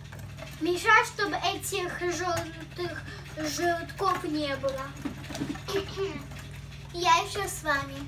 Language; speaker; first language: Russian; early bilingual, heritage; Russian